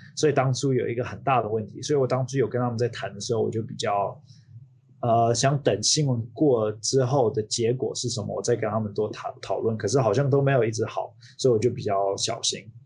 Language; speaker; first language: Chinese; early bilingual, heritage; Chinese